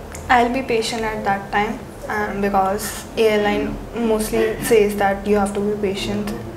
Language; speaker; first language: English; non-native, local second language; Hindi